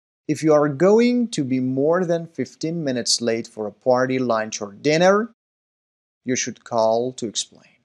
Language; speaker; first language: English; non-native, fluent; Persian